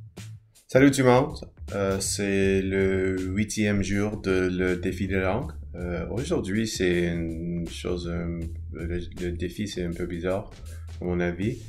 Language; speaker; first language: French; non-native, learner; English